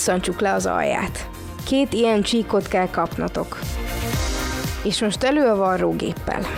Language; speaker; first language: Hungarian; native; Hungarian